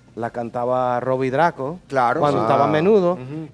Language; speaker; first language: Spanish; early bilingual, heritage; Spanish